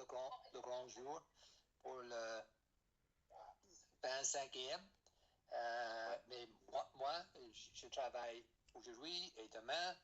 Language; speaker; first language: French; non-native, learner; English